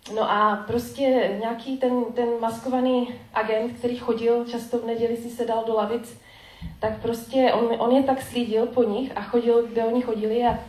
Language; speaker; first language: Czech; native; Czech